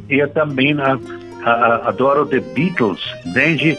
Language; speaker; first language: Portuguese; non-native, learner; German